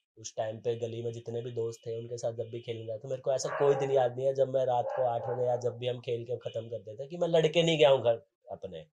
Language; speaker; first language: Hindi; native; Hindi